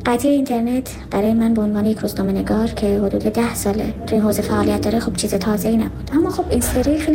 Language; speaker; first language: Persian; non-native, local second language; Kurdish